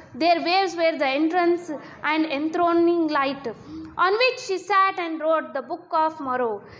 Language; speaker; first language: English; non-native, local second language; Kannada